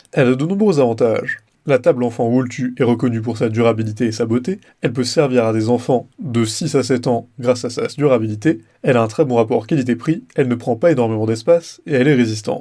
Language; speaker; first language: French; native; French